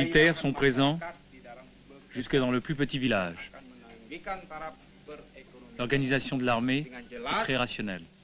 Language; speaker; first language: French; native; French